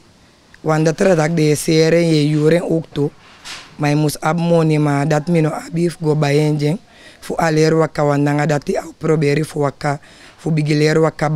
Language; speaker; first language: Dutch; non-native, local second language; Sranan Tongo